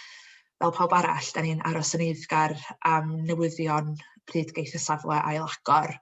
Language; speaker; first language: Welsh; native; Welsh